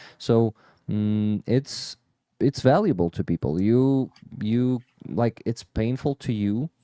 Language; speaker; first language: English; non-native, fluent; Ukrainian